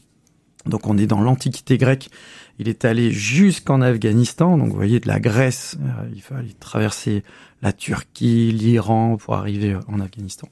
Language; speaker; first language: French; native; French